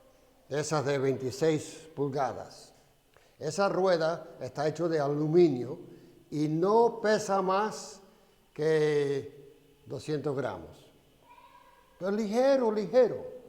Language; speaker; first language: Spanish; non-native, fluent; English